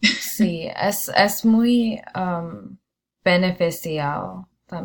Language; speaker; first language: Spanish; non-native, learner; English